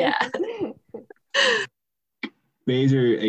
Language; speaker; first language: Irish; non-native, local second language; English